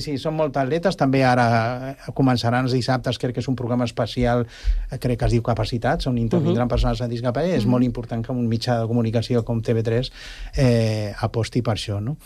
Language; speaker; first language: Catalan; native; Catalan